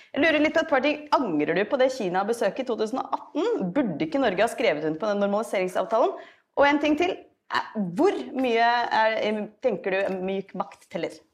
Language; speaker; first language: Norwegian; native; Norwegian